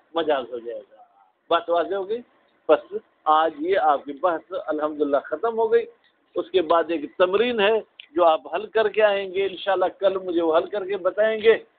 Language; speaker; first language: Urdu; non-native, local second language; Sindhi